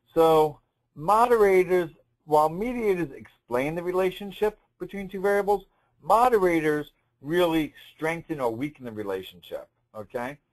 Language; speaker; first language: English; native; English